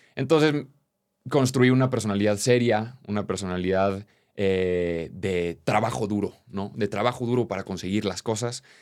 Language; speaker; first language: Spanish; native; Spanish